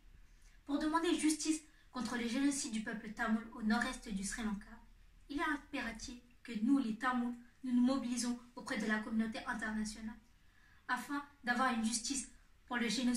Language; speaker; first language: French; early bilingual, other home language; Tamil